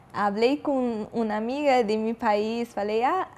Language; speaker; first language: Spanish; non-native, learner; Portuguese